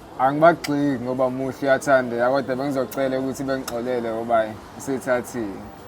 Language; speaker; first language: Zulu; native; Zulu